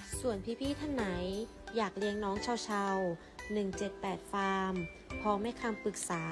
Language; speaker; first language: Thai; native; Thai